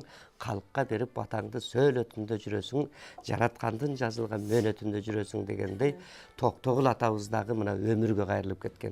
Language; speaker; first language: Kyrgyz; native; Kyrgyz